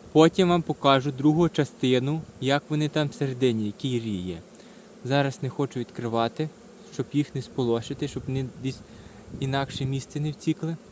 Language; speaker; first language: Ukrainian; native; Ukrainian